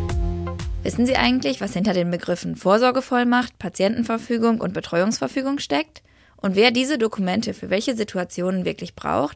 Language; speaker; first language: German; native; German